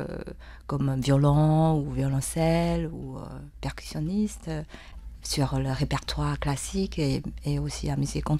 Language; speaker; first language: French; non-native, fluent; Chinese